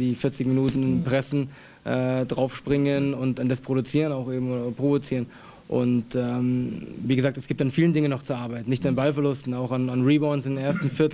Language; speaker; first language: German; native; German